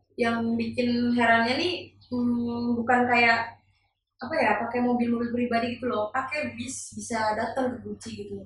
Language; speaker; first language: Indonesian; non-native, local second language; Javanese